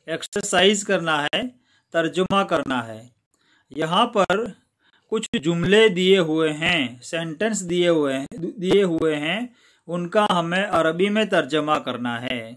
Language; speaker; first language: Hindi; non-native, local second language; Gujarati